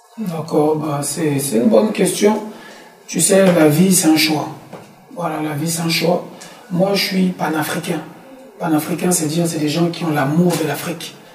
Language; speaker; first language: French; early bilingual, other home language; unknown